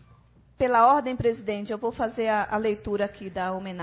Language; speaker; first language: Portuguese; native; Portuguese